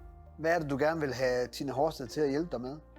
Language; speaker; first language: Danish; native; Danish